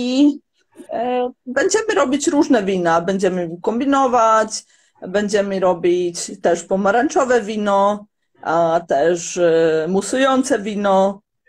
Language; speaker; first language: Polish; non-native, fluent; Croatian